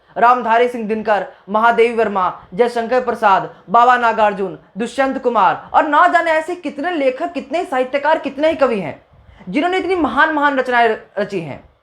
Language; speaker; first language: Hindi; non-native, local second language; Maithili